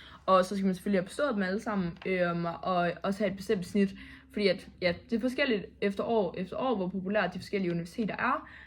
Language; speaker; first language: Danish; native; Danish